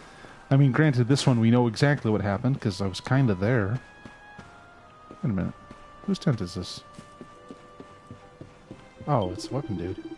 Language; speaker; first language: English; native; English